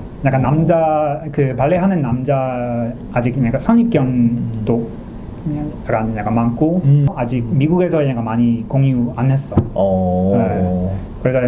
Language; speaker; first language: Korean; non-native, learner; English